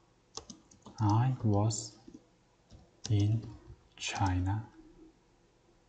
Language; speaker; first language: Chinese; non-native, learner; Mongolian